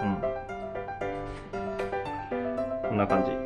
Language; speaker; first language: Japanese; native; Japanese